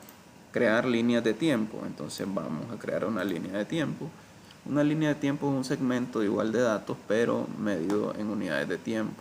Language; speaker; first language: Spanish; native; Spanish